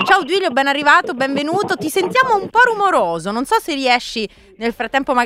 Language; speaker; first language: Italian; native; Italian